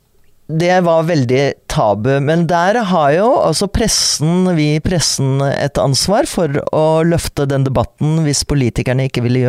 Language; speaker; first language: Norwegian; native; Norwegian